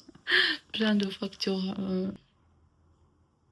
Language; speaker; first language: French; non-native, learner; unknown